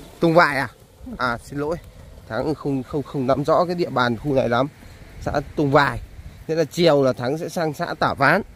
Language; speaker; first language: Vietnamese; native; Vietnamese